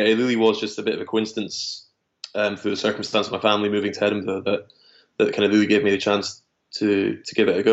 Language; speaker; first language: English; native; English